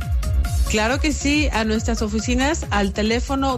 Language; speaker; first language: Spanish; native; Spanish